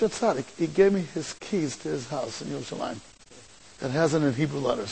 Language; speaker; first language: English; native; English